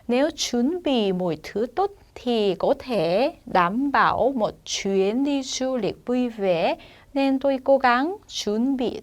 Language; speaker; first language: Vietnamese; non-native, fluent; Korean